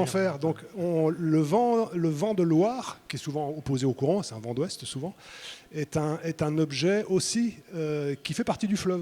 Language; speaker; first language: French; native; French